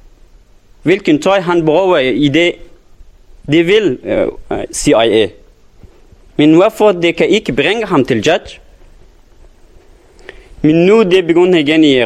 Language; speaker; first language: Danish; non-native, learner; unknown